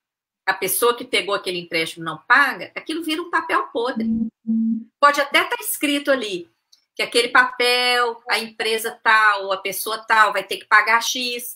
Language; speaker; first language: Portuguese; native; Portuguese